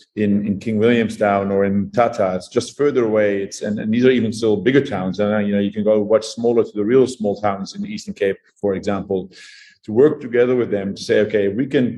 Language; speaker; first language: English; non-native, fluent; Dutch